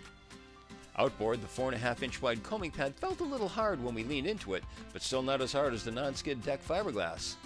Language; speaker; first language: English; native; English